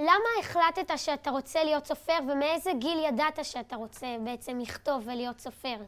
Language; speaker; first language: Hebrew; native; Hebrew